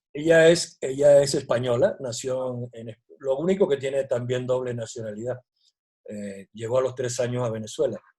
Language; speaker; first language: Spanish; native; Spanish